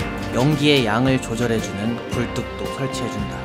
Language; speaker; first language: Korean; native; Korean